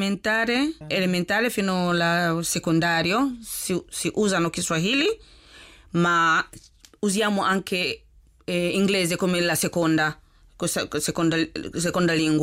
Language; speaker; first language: Italian; non-native, learner; Swahili